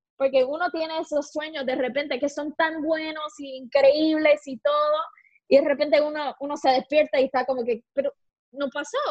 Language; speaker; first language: Spanish; native; Spanish